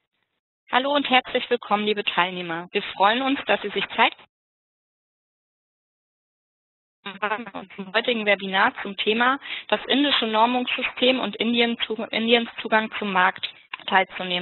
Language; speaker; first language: German; native; German